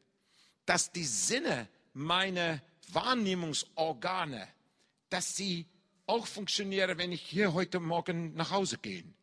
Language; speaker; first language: German; non-native, fluent; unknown